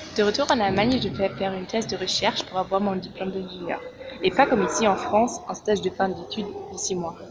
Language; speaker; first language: French; non-native, fluent; German